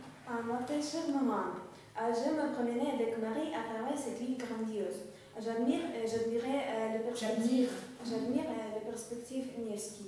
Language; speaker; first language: French; non-native, learner; Russian